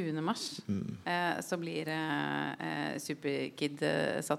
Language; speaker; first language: Norwegian; native; Norwegian